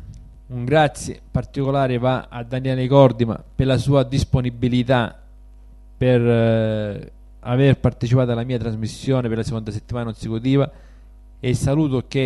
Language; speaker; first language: Italian; native; Italian